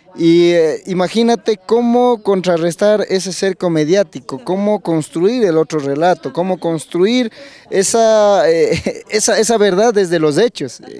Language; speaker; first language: Spanish; native; Spanish